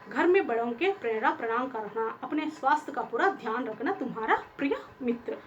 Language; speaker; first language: Hindi; non-native, local second language; Telugu